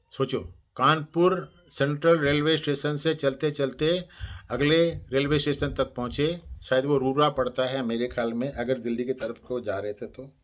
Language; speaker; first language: Hindi; native; Hindi